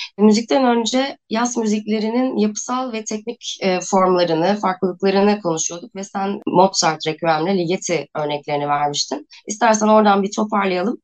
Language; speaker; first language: Turkish; native; Turkish